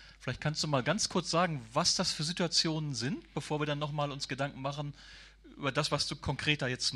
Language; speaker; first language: German; native; German